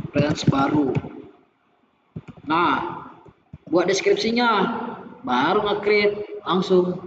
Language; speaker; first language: Indonesian; native; Indonesian